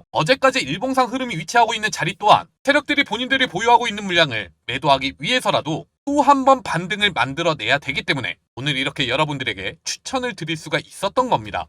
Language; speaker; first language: Korean; native; Korean